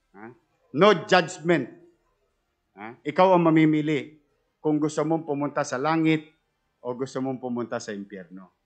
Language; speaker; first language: Filipino; native; Filipino